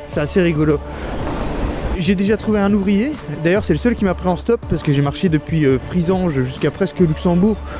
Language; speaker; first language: French; native; French